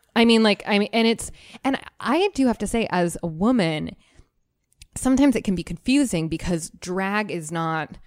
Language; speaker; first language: English; native; English